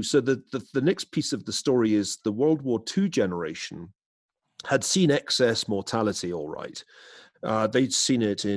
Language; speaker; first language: English; native; English